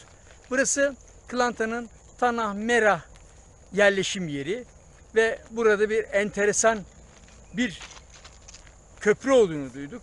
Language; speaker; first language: Turkish; native; Turkish